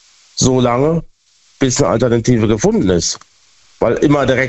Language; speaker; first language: German; native; German